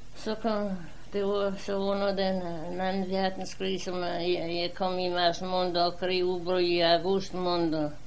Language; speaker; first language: Danish; non-native, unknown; Polish